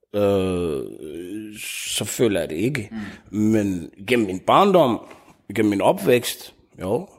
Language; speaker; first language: Danish; early bilingual, other home language; Tigrinya